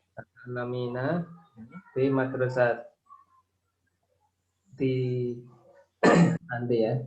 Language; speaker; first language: Arabic; non-native, learner; Indonesian